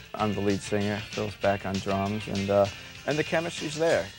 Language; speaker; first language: English; native; English